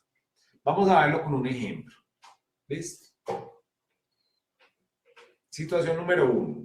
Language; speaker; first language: Spanish; native; Spanish